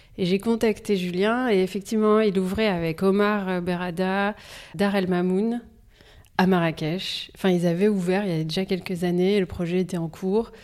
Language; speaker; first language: French; native; French